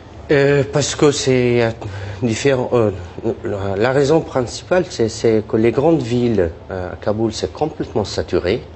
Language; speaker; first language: French; non-native, fluent; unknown